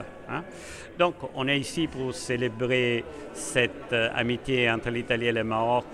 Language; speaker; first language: French; non-native, fluent; Italian